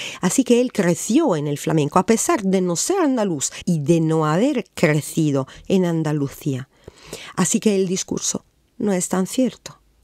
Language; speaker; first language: Spanish; non-native, fluent; Italian